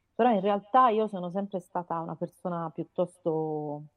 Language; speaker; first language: Italian; native; Italian